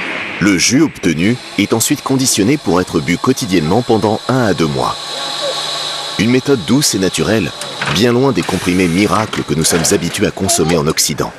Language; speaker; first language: French; native; French